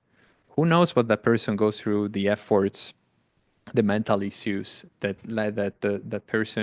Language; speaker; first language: English; non-native, fluent; Italian